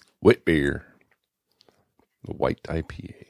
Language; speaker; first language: English; native; English